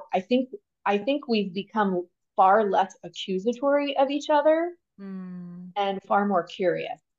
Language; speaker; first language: English; native; English